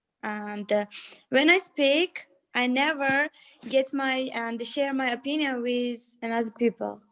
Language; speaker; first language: English; non-native, learner; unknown